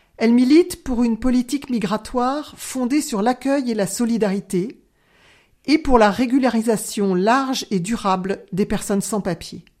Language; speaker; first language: French; native; French